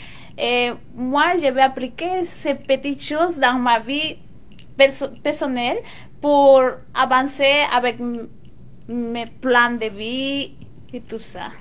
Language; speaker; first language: French; non-native, local second language; Spanish